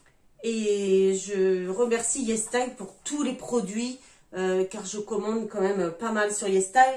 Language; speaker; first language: French; native; French